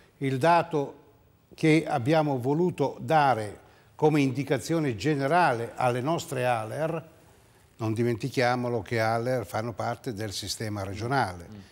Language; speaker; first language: Italian; native; Italian